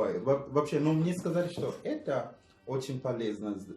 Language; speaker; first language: Russian; non-native, fluent; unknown